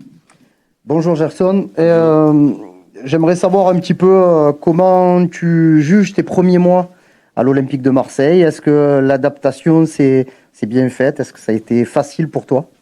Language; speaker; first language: French; native; French